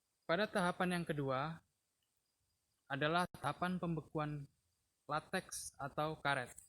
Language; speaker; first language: Indonesian; native; Indonesian